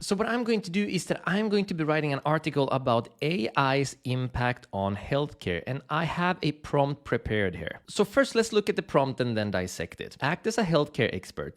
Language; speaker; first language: English; native; English